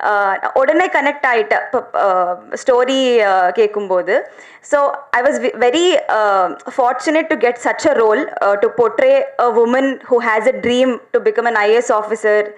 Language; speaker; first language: Tamil; non-native, learner; Telugu